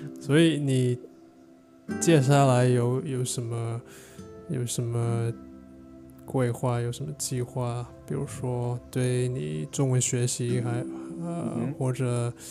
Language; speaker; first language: Chinese; non-native, learner; English